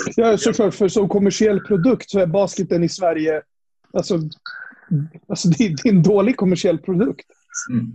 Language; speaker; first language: Swedish; native; Swedish